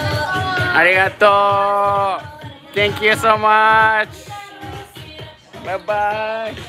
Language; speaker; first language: English; non-native, learner; Japanese